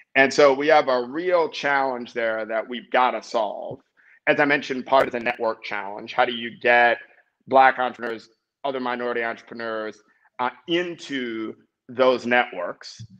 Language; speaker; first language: English; native; English